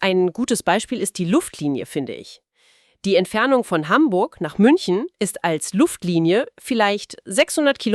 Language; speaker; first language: German; native; German